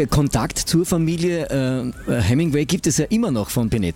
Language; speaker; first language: German; native; German